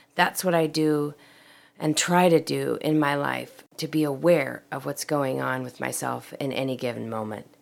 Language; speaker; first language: English; native; English